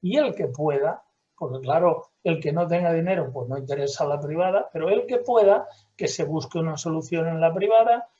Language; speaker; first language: Spanish; native; Spanish